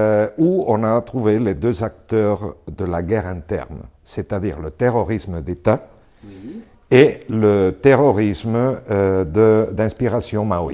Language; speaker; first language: French; non-native, fluent; Spanish